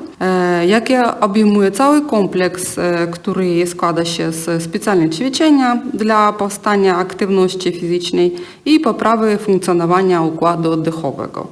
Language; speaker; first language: Polish; non-native, learner; Ukrainian